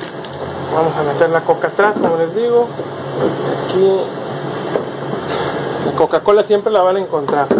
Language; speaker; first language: Spanish; native; Spanish